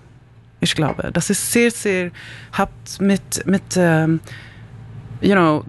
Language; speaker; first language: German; non-native, learner; Swedish